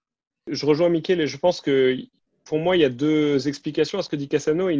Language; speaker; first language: French; native; French